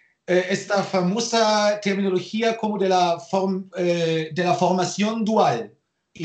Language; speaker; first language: Spanish; non-native, fluent; German